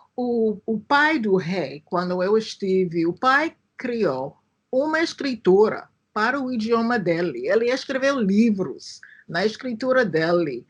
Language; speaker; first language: Portuguese; non-native, fluent; English